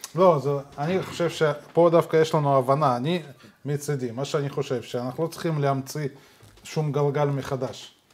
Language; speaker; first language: Hebrew; non-native, fluent; Russian